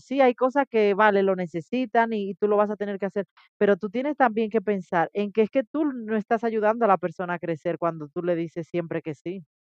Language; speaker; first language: Spanish; native; Spanish